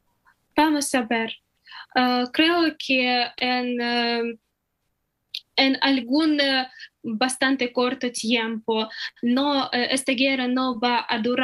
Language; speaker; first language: Spanish; non-native, fluent; Ukrainian